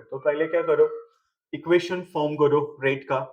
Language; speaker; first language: Hindi; non-native, local second language; Marathi